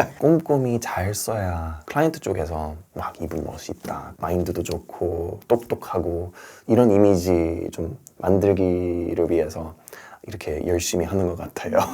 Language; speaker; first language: Korean; non-native, fluent; English